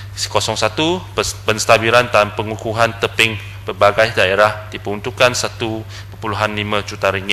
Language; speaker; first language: Malay; non-native, local second language; Chinese